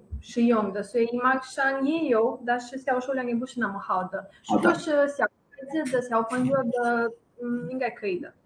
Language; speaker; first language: Chinese; non-native, fluent; Romanian